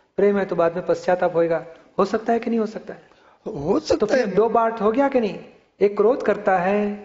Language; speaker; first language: Hindi; non-native, local second language; Gujarati